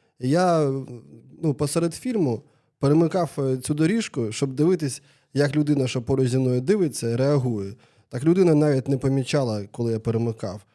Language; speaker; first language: Ukrainian; non-native, local second language; Russian